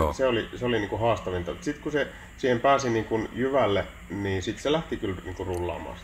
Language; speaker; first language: Finnish; native; Finnish